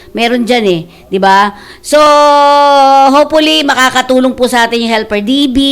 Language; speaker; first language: Filipino; native; Filipino